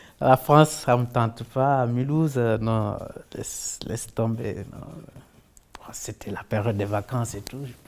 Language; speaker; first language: French; non-native, local second language; Wolof